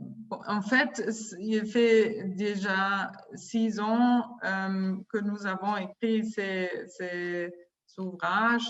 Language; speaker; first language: French; non-native, fluent; German